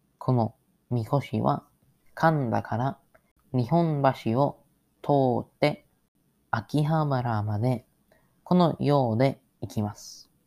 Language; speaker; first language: Japanese; non-native, learner; English